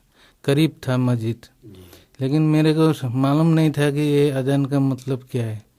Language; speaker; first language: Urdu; non-native, learner; Nepali